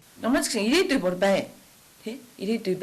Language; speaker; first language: Mongolian; non-native, learner; Japanese